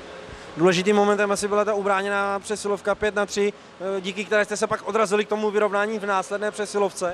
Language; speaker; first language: Czech; native; Czech